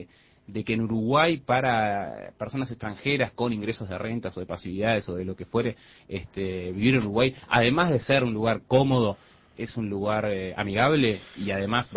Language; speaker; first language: Spanish; native; Spanish